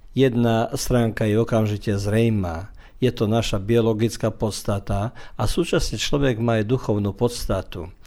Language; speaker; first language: Slovak; early bilingual, heritage; Slovak